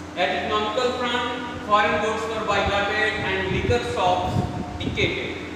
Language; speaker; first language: English; non-native, local second language; Hindi